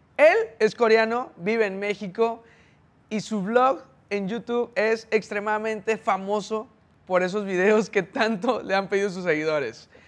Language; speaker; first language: Spanish; native; Spanish